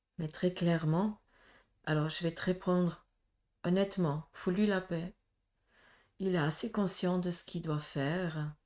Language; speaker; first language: French; native; French